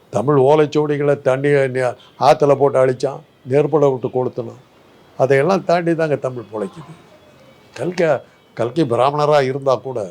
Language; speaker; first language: Tamil; non-native, local second language; Telugu